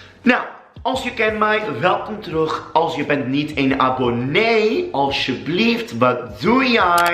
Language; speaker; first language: Dutch; non-native, learner; English